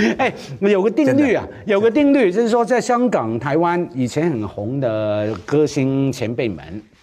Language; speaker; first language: Chinese; non-native, local second language; Cantonese